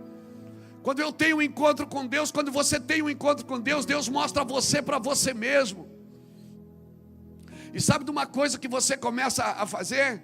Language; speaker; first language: Portuguese; native; Portuguese